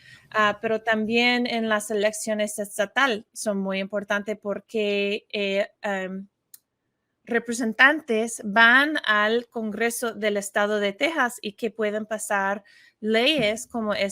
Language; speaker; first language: Spanish; non-native, learner; English